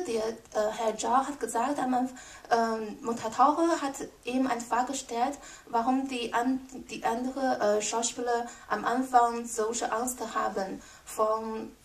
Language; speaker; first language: German; non-native, learner; Chinese